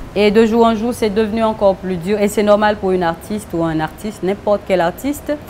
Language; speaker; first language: French; non-native, local second language; Haitian Creole